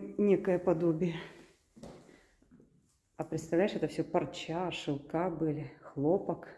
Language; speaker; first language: Russian; native; Russian